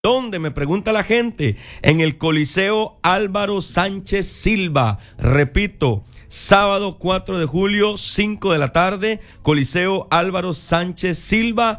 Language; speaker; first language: Spanish; native; Spanish